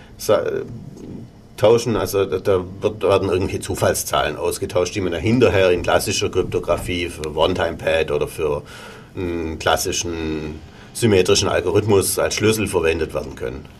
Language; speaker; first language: German; native; German